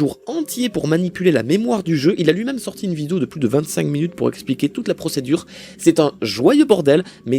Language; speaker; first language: French; native; French